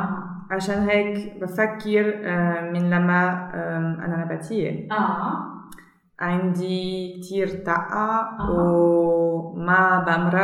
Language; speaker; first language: Arabic; non-native, learner; German